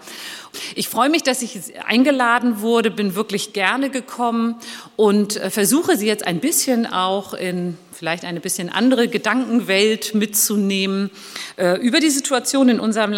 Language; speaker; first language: German; early bilingual, other home language; Turkish